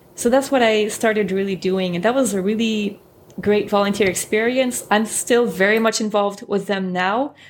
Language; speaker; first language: English; early bilingual, other home language; French